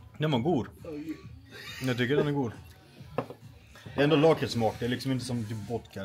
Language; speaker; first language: Swedish; native; Swedish